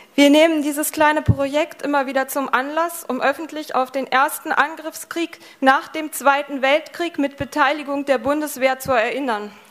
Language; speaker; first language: German; native; German